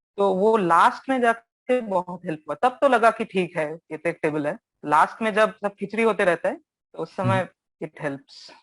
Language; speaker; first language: Hindi; non-native, local second language; Bangla